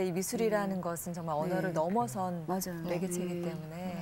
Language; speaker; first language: Korean; native; Korean